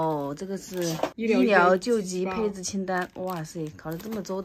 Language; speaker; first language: Chinese; native; Chinese